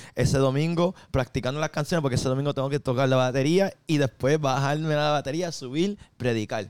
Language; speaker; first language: Spanish; early bilingual, heritage; Spanish